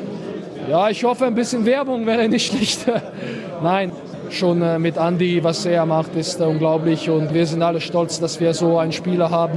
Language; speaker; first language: German; non-native, fluent; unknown